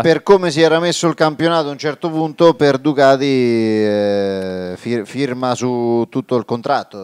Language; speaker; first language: Italian; native; Italian